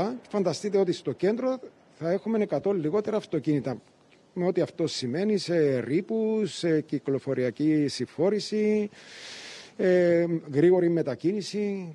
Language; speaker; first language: Greek; native; Greek